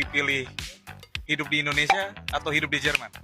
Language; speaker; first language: Indonesian; non-native, fluent; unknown